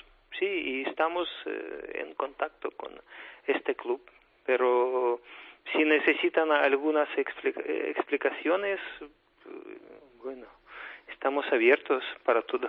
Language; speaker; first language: Spanish; non-native, fluent; Ukrainian